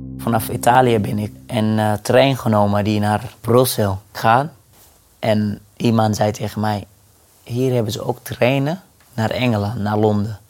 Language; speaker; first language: Dutch; non-native, fluent; Arabic